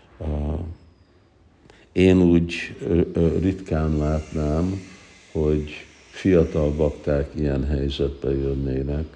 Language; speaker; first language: Hungarian; early bilingual, heritage; Hungarian